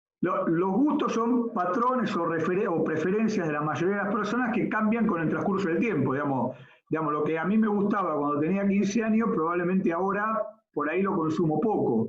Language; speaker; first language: Spanish; native; Spanish